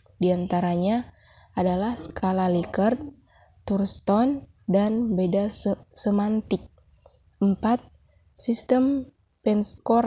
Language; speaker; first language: Indonesian; native; Indonesian